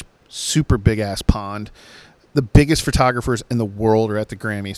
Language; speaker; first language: English; native; English